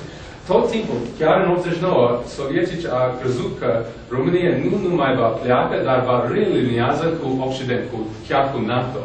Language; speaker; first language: Romanian; non-native, fluent; English